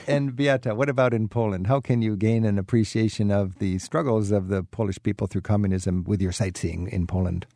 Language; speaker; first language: English; native; English